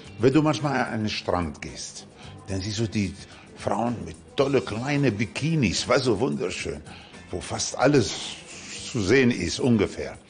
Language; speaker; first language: German; non-native, fluent; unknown